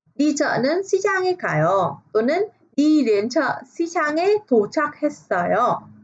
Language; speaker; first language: Korean; non-native, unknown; Vietnamese